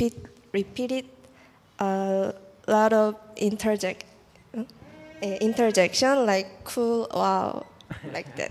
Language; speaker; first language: English; non-native, learner; Korean